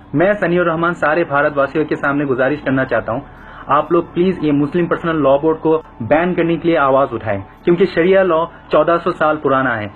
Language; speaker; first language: Urdu; non-native, fluent; Bangla